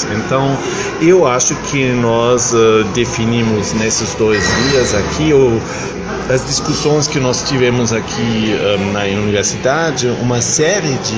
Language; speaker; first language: Portuguese; non-native, fluent; German